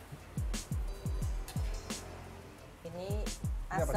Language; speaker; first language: Indonesian; native; Indonesian